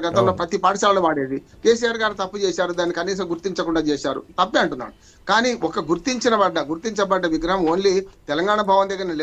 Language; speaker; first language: Telugu; native; Telugu